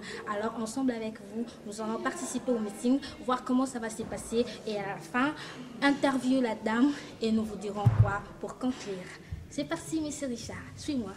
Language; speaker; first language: French; non-native, local second language; Lingala